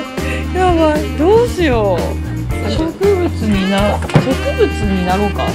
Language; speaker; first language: Japanese; native; Japanese